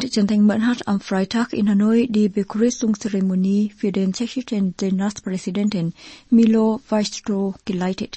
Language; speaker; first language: German; non-native, fluent; Vietnamese